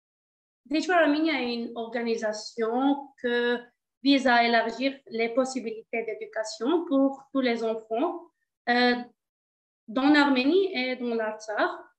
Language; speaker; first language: French; non-native, learner; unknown